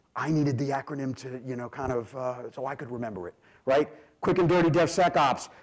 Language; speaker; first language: English; native; English